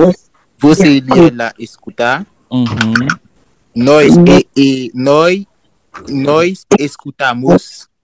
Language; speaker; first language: Portuguese; non-native, learner; Haitian Creole